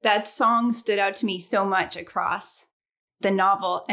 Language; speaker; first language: English; native; English